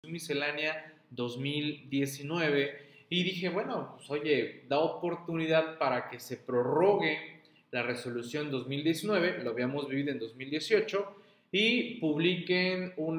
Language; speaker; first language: Spanish; native; Spanish